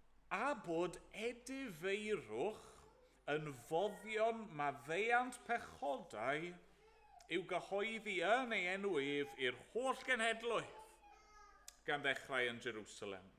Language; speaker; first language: Welsh; native; Welsh